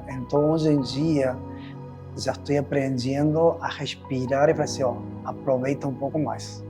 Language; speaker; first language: Portuguese; non-native, fluent; Spanish